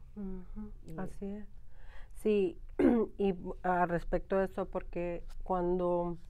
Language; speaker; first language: Spanish; early bilingual, heritage; Spanish